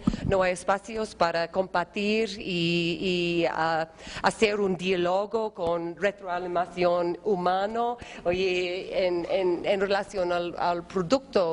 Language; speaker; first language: Spanish; non-native, fluent; English